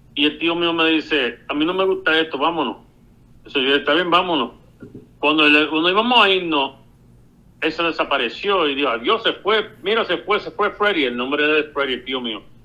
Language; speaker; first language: Spanish; early bilingual, heritage; Spanish